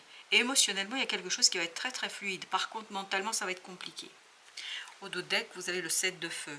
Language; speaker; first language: French; native; French